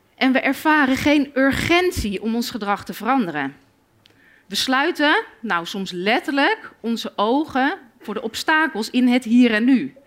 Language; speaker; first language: Dutch; native; Dutch